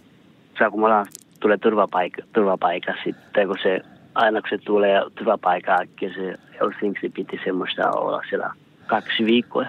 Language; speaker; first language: Finnish; non-native, learner; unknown